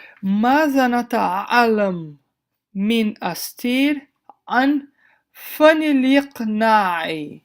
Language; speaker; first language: Arabic; non-native, fluent; Portuguese